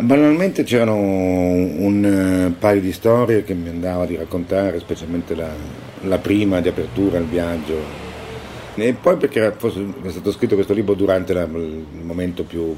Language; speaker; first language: Italian; native; Italian